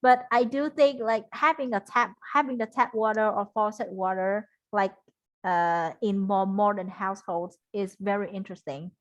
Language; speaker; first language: English; non-native, fluent; Vietnamese